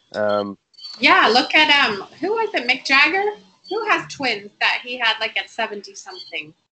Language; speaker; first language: English; non-native, fluent; Spanish